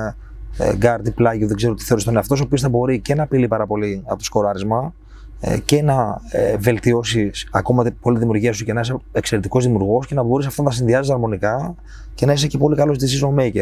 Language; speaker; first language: Greek; native; Greek